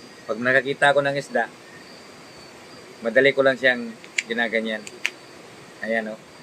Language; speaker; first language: Filipino; non-native, local second language; Cebuano